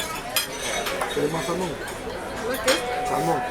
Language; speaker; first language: Spanish; early bilingual, heritage; English